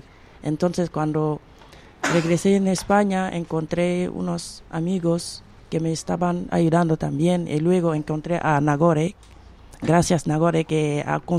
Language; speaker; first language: Spanish; non-native, fluent; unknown